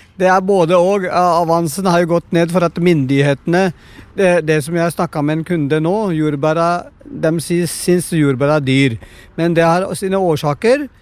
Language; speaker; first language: Norwegian; non-native, fluent; Punjabi